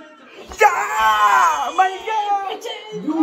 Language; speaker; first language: English; non-native, fluent; French